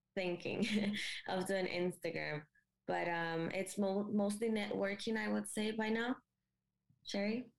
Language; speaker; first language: English; non-native, fluent; Spanish